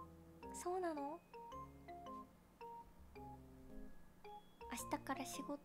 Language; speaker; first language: Japanese; native; Japanese